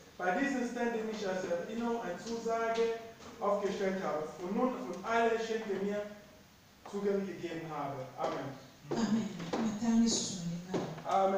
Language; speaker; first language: German; non-native, fluent; Lingala